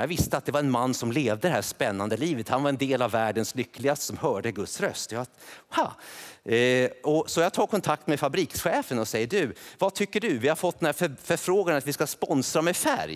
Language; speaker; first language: Swedish; native; Swedish